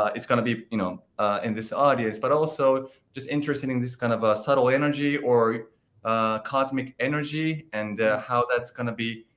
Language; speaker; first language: English; non-native, fluent; Japanese